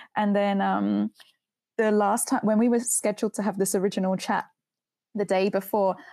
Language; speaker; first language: English; native; English